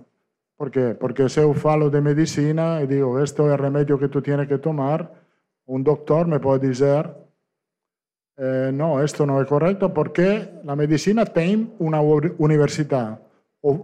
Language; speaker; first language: Portuguese; non-native, fluent; Italian